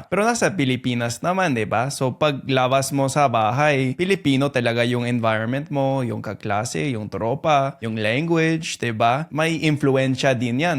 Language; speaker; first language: Filipino; non-native, fluent; English